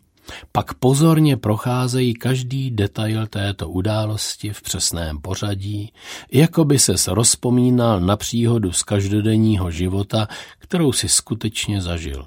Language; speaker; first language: Czech; native; Czech